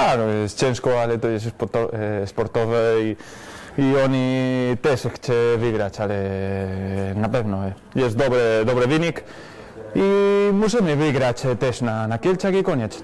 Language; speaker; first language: Polish; non-native, learner; Spanish